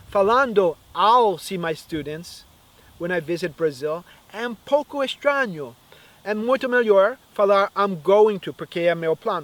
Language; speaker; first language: Portuguese; non-native, fluent; English